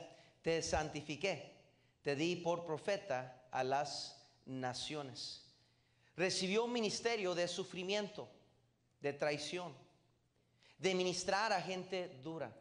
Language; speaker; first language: Spanish; native; Spanish